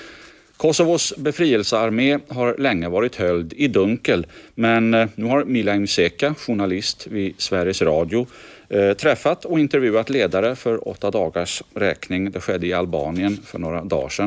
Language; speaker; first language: Swedish; native; Swedish